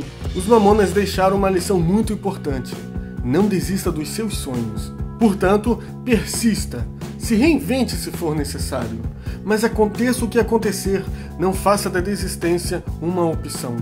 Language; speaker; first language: Portuguese; native; Portuguese